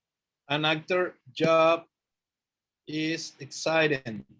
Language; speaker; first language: English; non-native, learner; Spanish